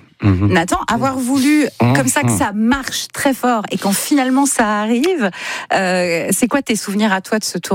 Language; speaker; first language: French; native; French